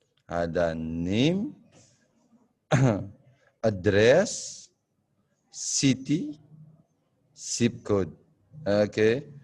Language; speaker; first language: English; non-native, fluent; Indonesian